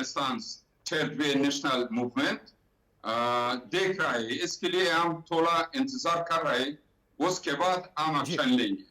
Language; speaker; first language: Hindi; non-native, learner; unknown